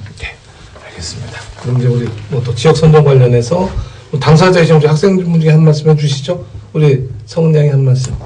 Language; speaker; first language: Korean; native; Korean